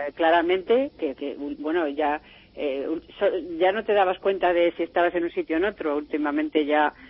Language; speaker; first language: Spanish; native; Spanish